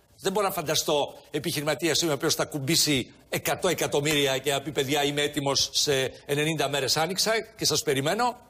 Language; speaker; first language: Greek; early bilingual, heritage; Greek